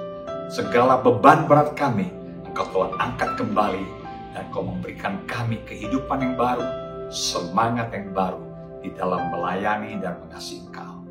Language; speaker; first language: Indonesian; native; Indonesian